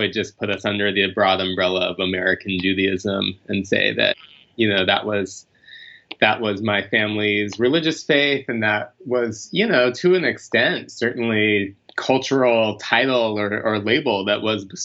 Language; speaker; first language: English; native; English